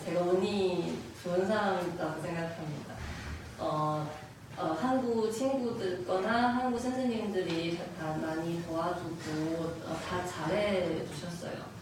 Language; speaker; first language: Korean; non-native, fluent; Chinese